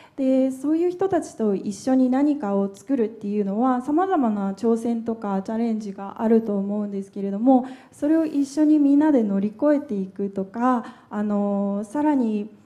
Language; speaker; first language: Japanese; native; Japanese